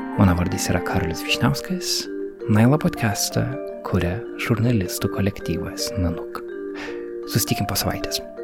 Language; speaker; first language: Lithuanian; native; Lithuanian